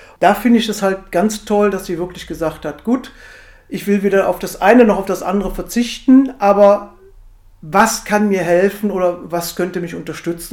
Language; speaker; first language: German; native; German